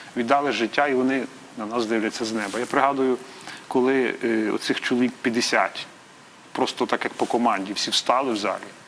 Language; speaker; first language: Ukrainian; native; Ukrainian